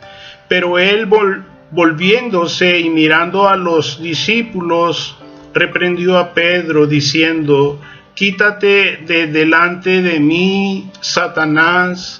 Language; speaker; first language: Spanish; native; Spanish